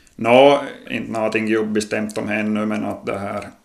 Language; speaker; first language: Swedish; native; Swedish